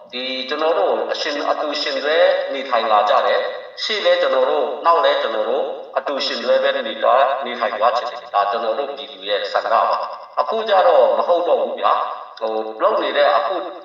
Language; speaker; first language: Burmese; non-native, local second language; Shan